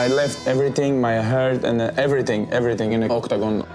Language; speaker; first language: English; non-native, learner; Uzbek